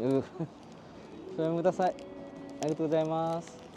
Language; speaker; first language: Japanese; non-native, learner; Korean